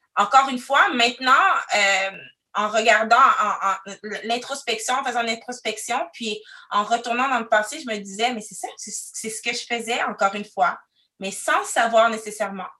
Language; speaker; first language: French; early bilingual, other home language; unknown